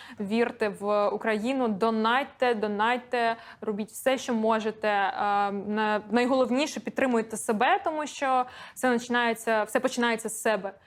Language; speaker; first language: Ukrainian; non-native, local second language; Russian